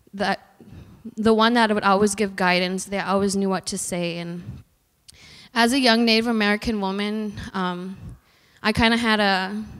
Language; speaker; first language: English; native; English